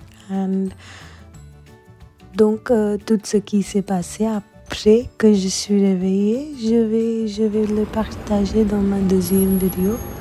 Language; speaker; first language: French; non-native, learner; Hindi